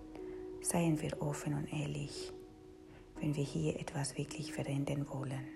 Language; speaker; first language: German; non-native, fluent; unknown